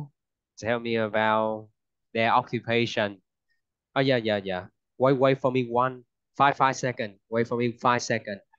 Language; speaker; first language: English; non-native, fluent; Vietnamese